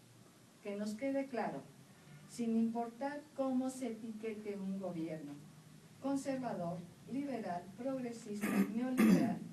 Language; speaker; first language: Spanish; native; Spanish